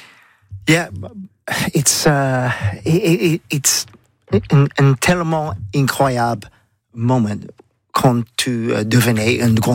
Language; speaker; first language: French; non-native, learner; English